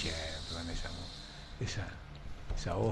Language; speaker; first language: Spanish; native; Spanish